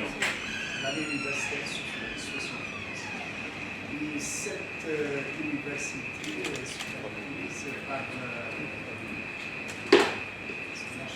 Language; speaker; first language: French; non-native, local second language; Arabic